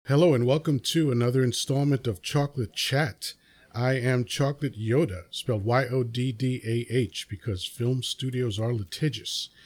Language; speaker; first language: English; early bilingual, other home language; Spanish